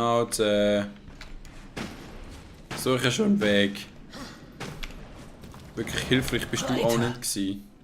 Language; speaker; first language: German; native; German